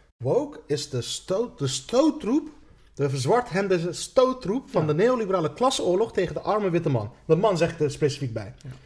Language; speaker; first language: Dutch; early bilingual, other home language; Turkish